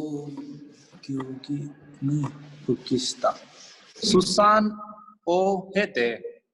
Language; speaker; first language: Japanese; non-native, fluent; Hindi